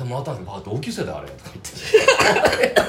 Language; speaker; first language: Japanese; native; Japanese